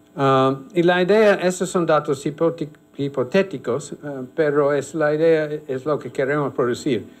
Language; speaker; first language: Spanish; non-native, fluent; English